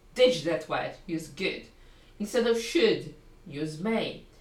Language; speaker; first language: English; non-native, fluent; Polish